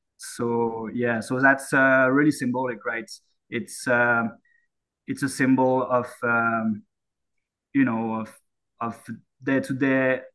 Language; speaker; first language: English; non-native, fluent; French